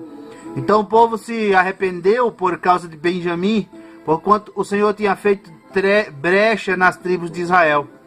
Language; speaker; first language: Portuguese; native; Portuguese